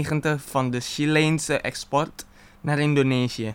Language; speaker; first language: Dutch; non-native, fluent; Indonesian